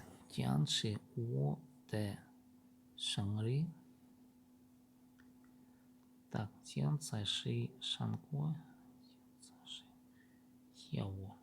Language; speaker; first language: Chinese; non-native, learner; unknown